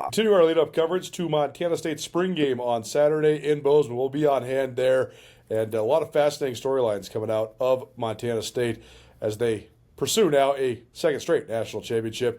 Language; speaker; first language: English; native; English